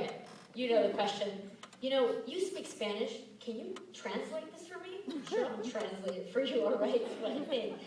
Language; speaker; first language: English; early bilingual, other home language; Spanish